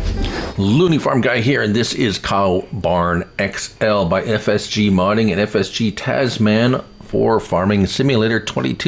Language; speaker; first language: English; native; English